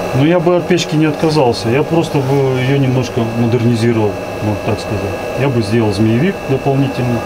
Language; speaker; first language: Russian; native; Russian